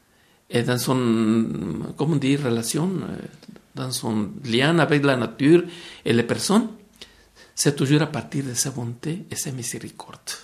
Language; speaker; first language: French; non-native, fluent; Spanish